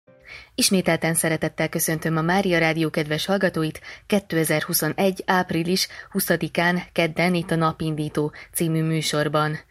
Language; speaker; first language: Hungarian; native; Hungarian